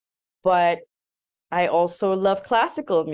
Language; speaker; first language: English; non-native, local second language; Malay